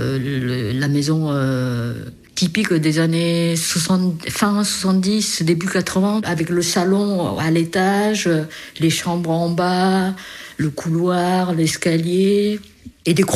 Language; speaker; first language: French; early bilingual, other home language; Korean